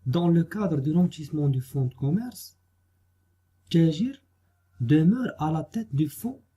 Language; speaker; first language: French; non-native, local second language; Arabic